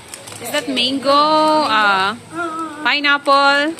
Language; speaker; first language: English; non-native, local second language; Filipino